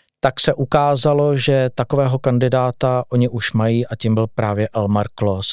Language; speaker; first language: Czech; native; Czech